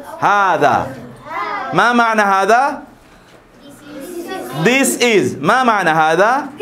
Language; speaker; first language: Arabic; non-native, fluent; Bangla